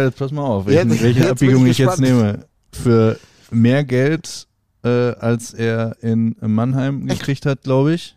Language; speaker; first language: German; native; German